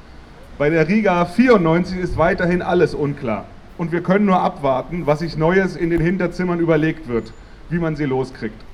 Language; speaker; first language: German; native; German